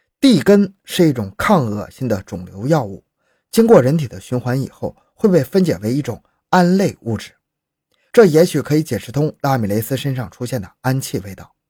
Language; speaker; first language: Chinese; native; Chinese